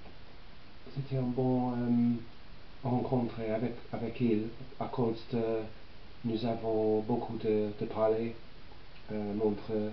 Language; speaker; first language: French; non-native, learner; English